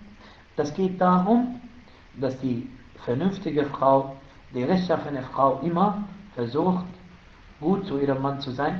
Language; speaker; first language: German; non-native, fluent; Arabic